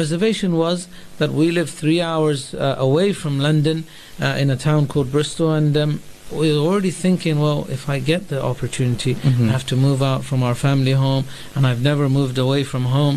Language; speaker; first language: English; native; English